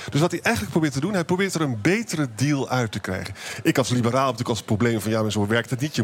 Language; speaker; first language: Dutch; native; Dutch